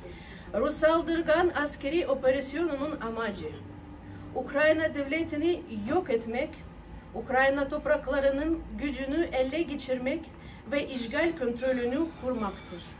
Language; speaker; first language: Turkish; non-native, learner; Ukrainian